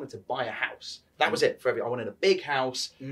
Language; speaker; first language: English; native; English